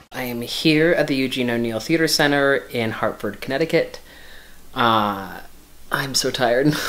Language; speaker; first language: English; native; English